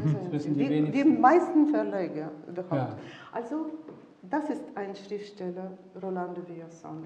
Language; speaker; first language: German; non-native, fluent; Russian